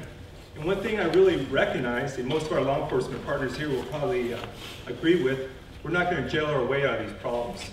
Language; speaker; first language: English; native; English